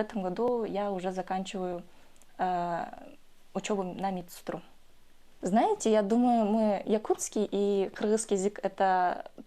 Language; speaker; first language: Russian; early bilingual, other home language; Kyrgyz